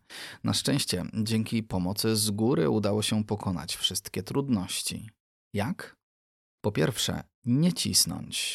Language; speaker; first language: Polish; native; Polish